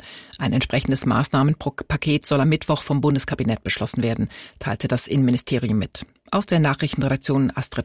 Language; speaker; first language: German; native; German